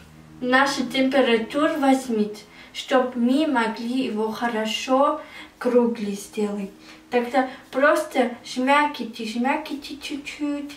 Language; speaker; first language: Russian; early bilingual, heritage; German